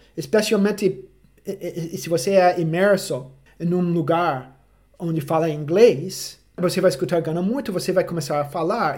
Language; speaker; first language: Portuguese; non-native, fluent; English